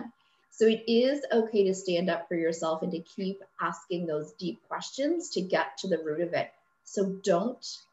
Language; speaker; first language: English; native; English